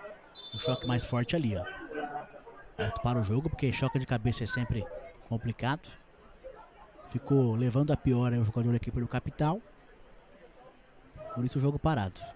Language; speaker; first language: Portuguese; native; Portuguese